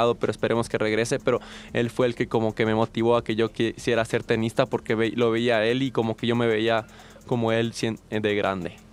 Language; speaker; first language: Spanish; native; Spanish